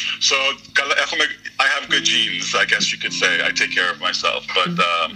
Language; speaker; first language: English; early bilingual, other home language; Greek